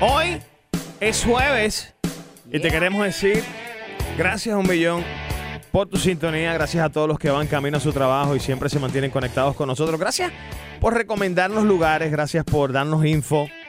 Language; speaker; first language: Spanish; early bilingual, heritage; Spanish